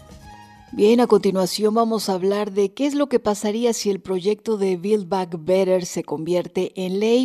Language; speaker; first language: Spanish; native; Spanish